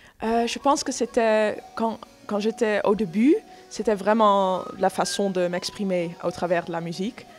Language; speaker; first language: French; non-native, fluent; Dutch